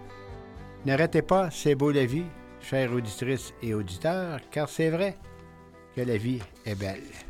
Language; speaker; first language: French; native; French